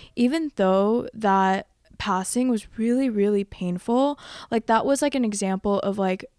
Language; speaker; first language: English; early bilingual, other home language; Korean